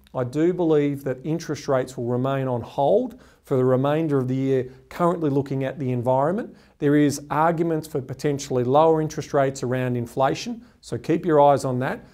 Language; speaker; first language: English; native; English